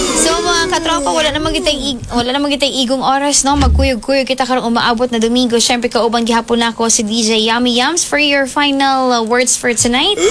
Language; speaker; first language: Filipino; non-native, local second language; Cebuano